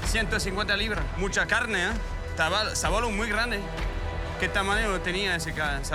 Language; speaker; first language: Spanish; non-native, learner; French